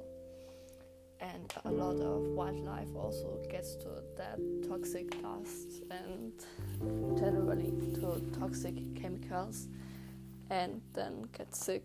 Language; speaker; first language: English; non-native, fluent; German